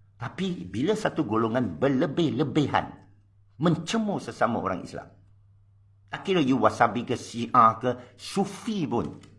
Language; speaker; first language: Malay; non-native, local second language; Min Nan Chinese